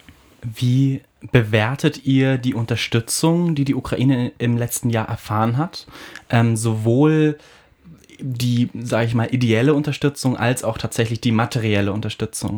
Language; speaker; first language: German; native; German